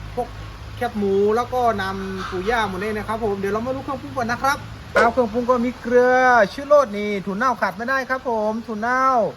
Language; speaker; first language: Thai; non-native, local second language; Shan